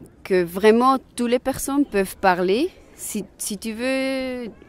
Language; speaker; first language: French; non-native, local second language; German